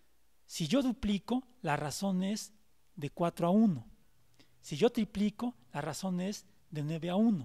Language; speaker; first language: Spanish; native; Spanish